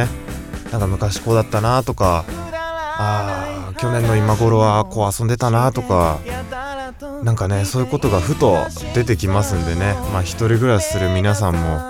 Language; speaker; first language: Japanese; native; Japanese